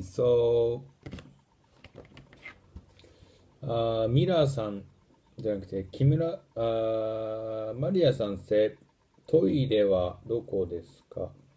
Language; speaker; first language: Japanese; native; Japanese